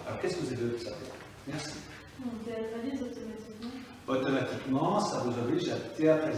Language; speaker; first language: French; native; French